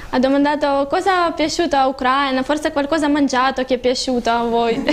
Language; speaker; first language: Italian; non-native, learner; Russian